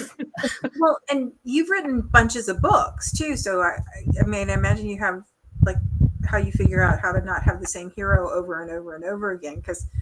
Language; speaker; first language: English; native; English